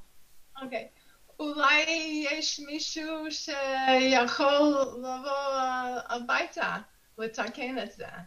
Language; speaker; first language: Hebrew; non-native, learner; Dutch